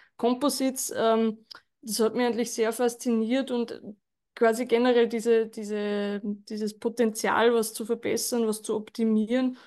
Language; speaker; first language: German; native; German